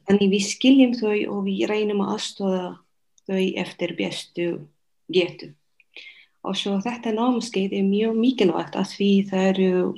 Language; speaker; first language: Icelandic; non-native, fluent; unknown